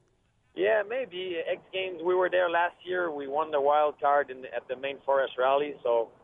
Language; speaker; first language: English; native; English